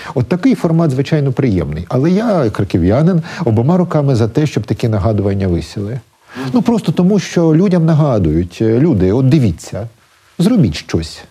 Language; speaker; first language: Ukrainian; native; Ukrainian